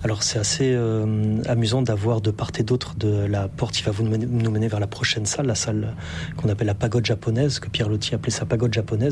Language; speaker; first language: French; native; French